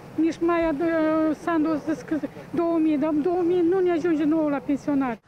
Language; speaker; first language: Romanian; native; Romanian